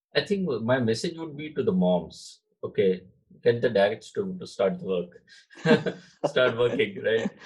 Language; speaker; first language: English; non-native, local second language; Marathi